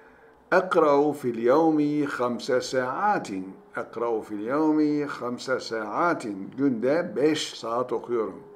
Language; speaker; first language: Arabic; non-native, fluent; Turkish